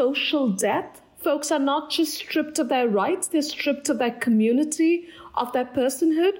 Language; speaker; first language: English; non-native, local second language; Bangla